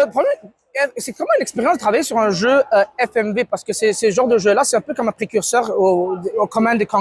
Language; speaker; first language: French; native; French